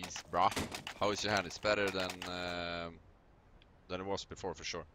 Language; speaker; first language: English; non-native, fluent; Swedish